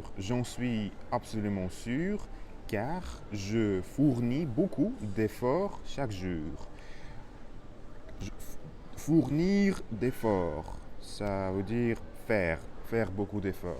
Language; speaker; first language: French; non-native, learner; Russian